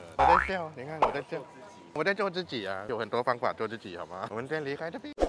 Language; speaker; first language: Chinese; non-native, fluent; Thai